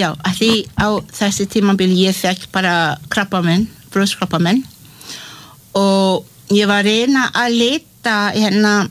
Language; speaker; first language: Icelandic; non-native, learner; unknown